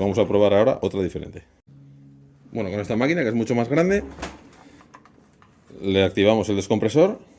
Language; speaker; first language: Spanish; native; Spanish